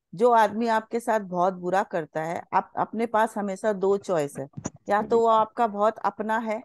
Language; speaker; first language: Hindi; non-native, local second language; Bangla